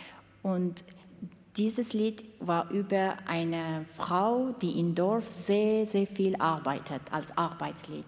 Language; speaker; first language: German; non-native, learner; Armenian